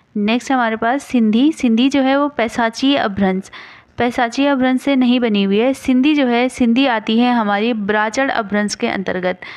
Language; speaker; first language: Hindi; native; Hindi